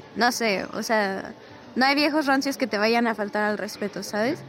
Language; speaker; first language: German; non-native, fluent; Spanish